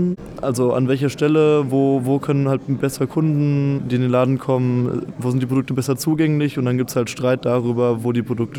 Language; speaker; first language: German; native; German